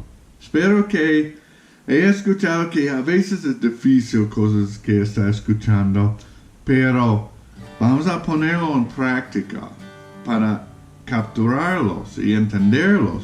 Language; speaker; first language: Spanish; non-native, fluent; English